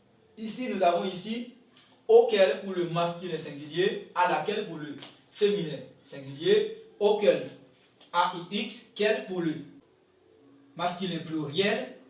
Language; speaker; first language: French; non-native, local second language; Haitian Creole